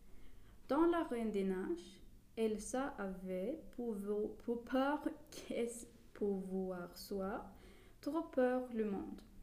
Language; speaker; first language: French; non-native, learner; Swedish